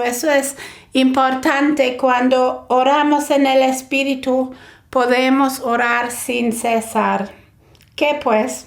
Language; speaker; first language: Spanish; non-native, fluent; German